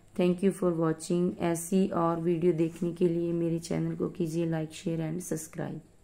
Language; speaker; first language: Hindi; non-native, local second language; Punjabi